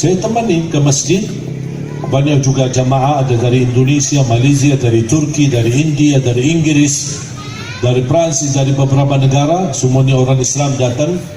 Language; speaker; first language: Malay; non-native, fluent; Arabic